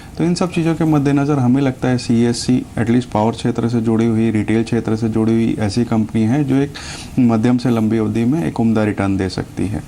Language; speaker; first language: Hindi; native; Hindi